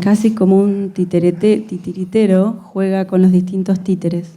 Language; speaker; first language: Spanish; native; Spanish